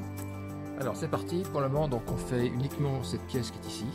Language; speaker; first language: French; native; French